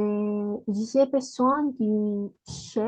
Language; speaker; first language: French; non-native, learner; Spanish